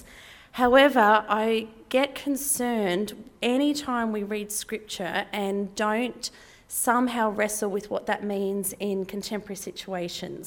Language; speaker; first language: English; native; English